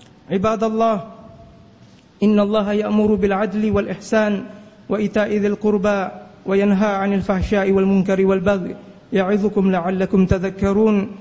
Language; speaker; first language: Arabic; non-native, fluent; Malay